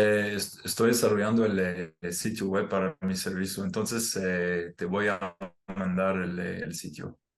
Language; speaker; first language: Spanish; non-native, fluent; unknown